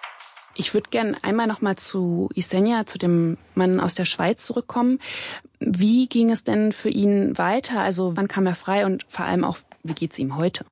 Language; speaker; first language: German; native; German